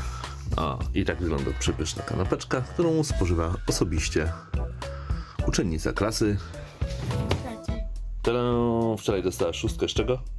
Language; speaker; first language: Polish; native; Polish